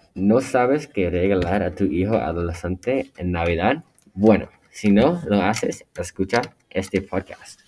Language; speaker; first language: Spanish; non-native, learner; English